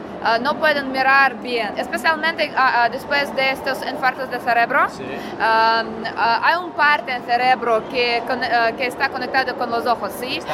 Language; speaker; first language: Spanish; non-native, learner; Russian